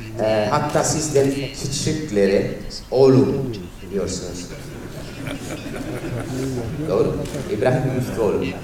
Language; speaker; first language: Turkish; non-native, fluent; Italian